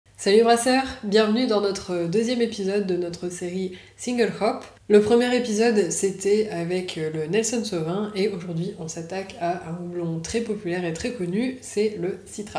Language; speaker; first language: French; native; French